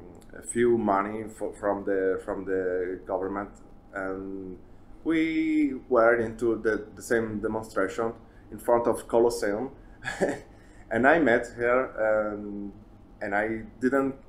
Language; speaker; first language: English; non-native, learner; Italian